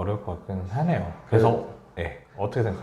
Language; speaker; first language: Korean; native; Korean